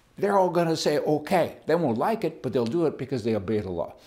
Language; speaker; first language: English; native; English